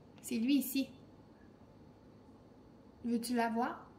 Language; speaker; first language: French; native; French